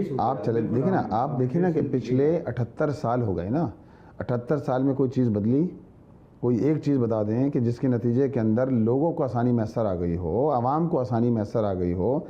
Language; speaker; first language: Urdu; native; Urdu